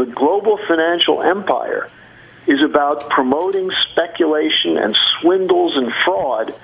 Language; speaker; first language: English; native; English